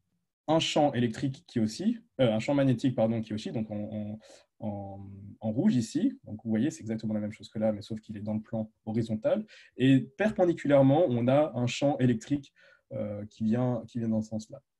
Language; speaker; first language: French; native; French